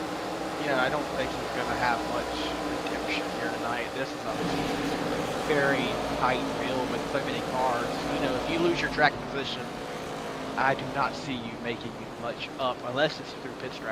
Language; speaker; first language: English; native; English